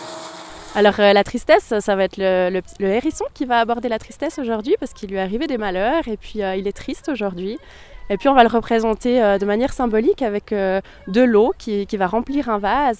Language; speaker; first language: French; native; French